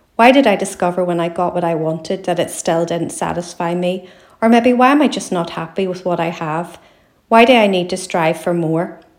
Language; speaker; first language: English; native; English